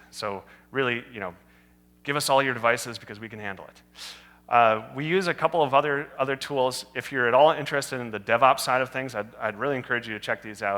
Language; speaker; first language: English; native; English